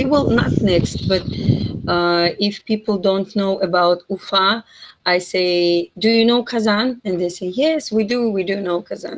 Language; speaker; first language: English; non-native, fluent; Russian